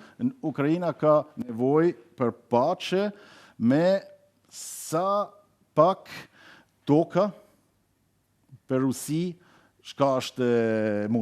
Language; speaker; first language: Albanian; non-native, learner; German